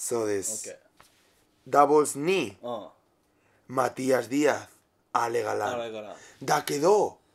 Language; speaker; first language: Japanese; non-native, learner; Spanish